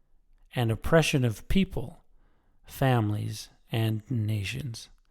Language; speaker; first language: English; native; English